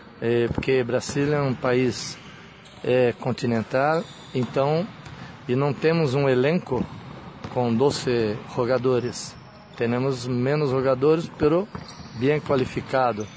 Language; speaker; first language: Portuguese; non-native, learner; Spanish